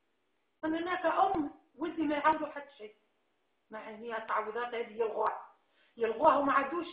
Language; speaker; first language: Arabic; native; Arabic